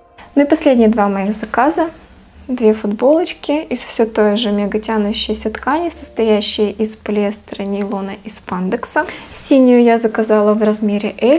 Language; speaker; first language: Russian; native; Russian